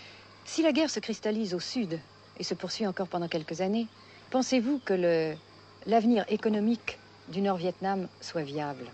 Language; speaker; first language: French; native; French